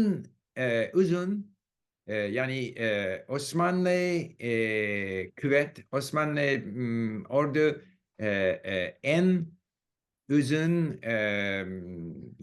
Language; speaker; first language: Turkish; non-native, learner; English